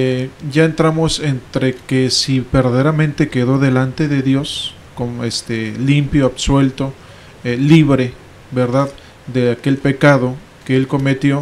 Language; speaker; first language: Spanish; native; Spanish